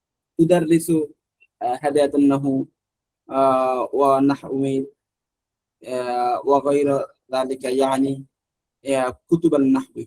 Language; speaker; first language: Arabic; non-native, learner; Bangla